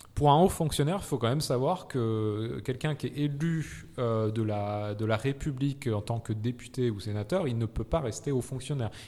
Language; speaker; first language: French; native; French